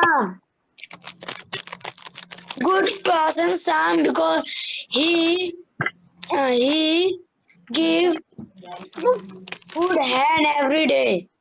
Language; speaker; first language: English; non-native, learner; Hindi